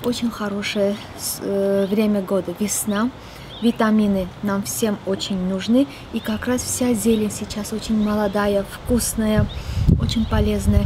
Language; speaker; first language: Russian; non-native, local second language; Armenian